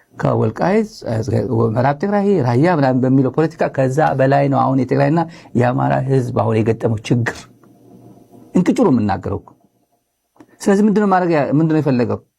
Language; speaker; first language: Amharic; non-native, local second language; Tigrinya